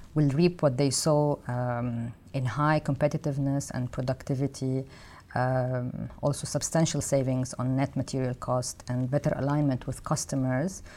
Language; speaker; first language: English; non-native, fluent; Arabic